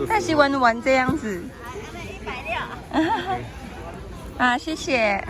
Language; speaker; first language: Chinese; non-native, learner; Filipino